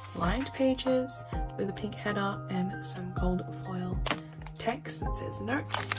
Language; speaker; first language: English; native; English